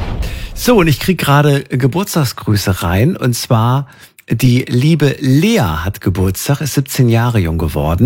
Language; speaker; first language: German; native; German